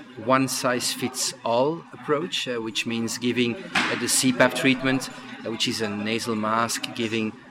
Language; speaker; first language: English; non-native, fluent; Dutch